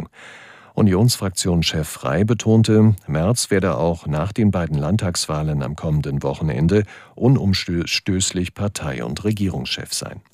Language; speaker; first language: German; native; German